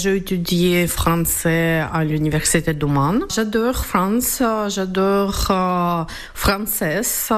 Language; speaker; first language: French; non-native, learner; Ukrainian